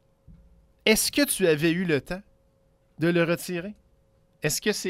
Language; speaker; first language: French; native; French